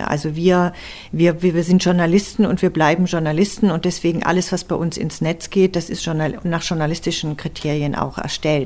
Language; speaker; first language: German; native; German